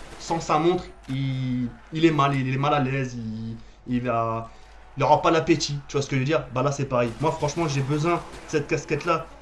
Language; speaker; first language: French; early bilingual, other home language; Arabic